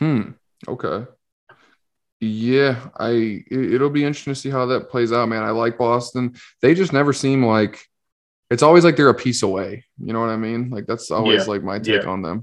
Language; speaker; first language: English; native; English